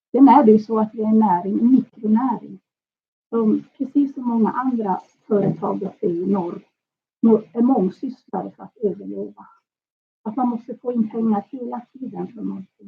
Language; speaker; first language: Swedish; native; Swedish